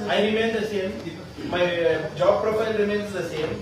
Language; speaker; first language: English; non-native, local second language; Kannada